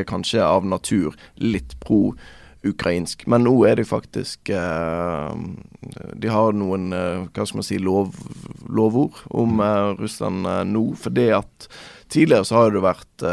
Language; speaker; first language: Norwegian; native; Norwegian